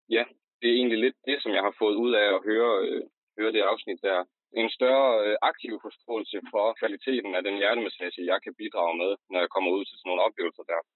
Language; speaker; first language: Danish; native; Danish